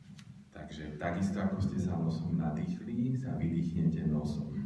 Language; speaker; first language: Slovak; native; Slovak